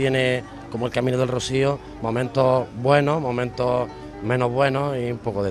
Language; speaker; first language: Spanish; native; Spanish